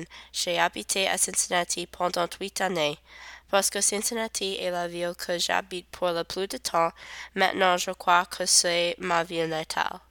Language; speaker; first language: French; non-native, learner; English